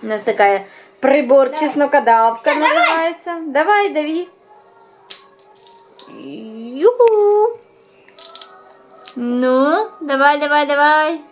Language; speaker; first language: Russian; native; Russian